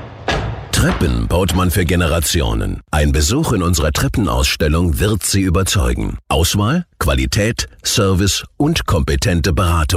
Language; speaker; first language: German; native; German